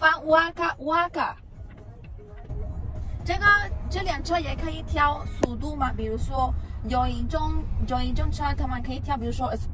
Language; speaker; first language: Chinese; non-native, learner; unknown